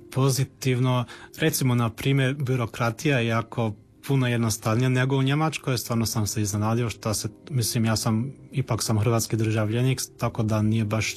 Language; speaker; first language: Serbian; early bilingual, heritage; Serbian